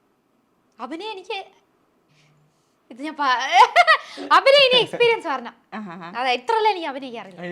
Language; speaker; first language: Malayalam; non-native, local second language; Tamil